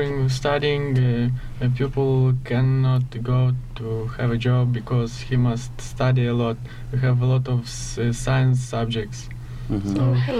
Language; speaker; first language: English; non-native, learner; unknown